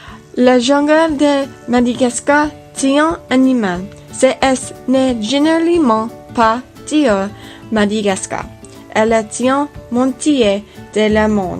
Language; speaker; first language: French; non-native, learner; English